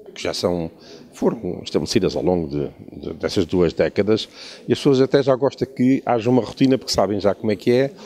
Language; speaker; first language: Portuguese; native; Portuguese